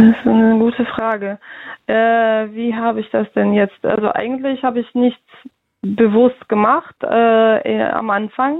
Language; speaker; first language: German; early bilingual, other home language; Russian